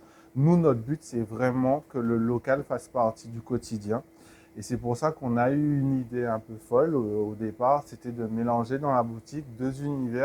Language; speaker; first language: French; native; French